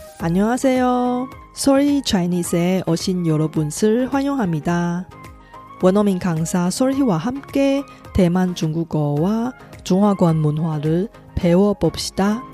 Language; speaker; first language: Korean; non-native, fluent; Chinese